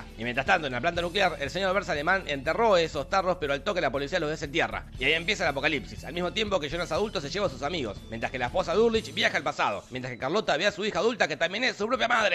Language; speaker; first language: Spanish; native; Spanish